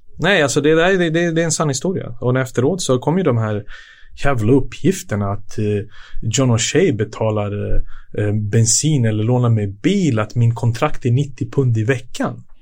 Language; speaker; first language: Swedish; early bilingual, other home language; Serbian